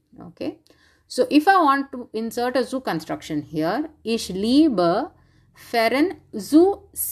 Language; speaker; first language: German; non-native, fluent; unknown